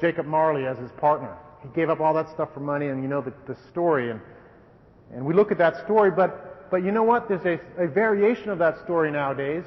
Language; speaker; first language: English; native; English